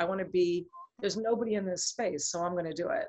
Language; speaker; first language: English; native; English